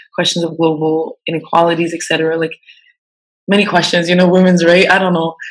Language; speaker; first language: English; non-native, fluent; French